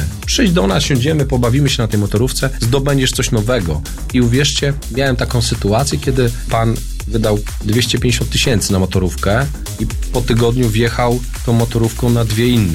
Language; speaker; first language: Polish; native; Polish